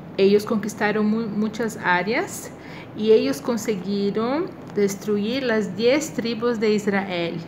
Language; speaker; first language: Spanish; non-native, fluent; Portuguese